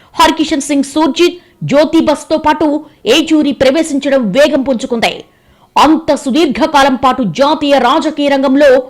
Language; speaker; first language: Telugu; native; Telugu